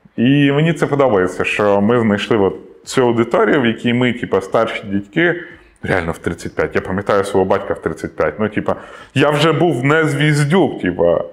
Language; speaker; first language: Ukrainian; non-native, local second language; Russian